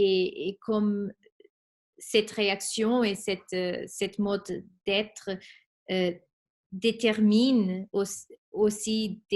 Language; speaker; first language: French; non-native, fluent; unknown